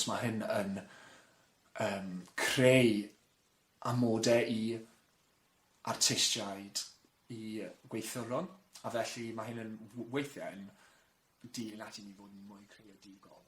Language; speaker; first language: Welsh; non-native, local second language; English